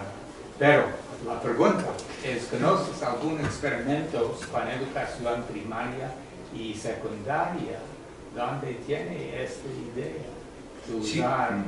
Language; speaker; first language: Spanish; non-native, learner; English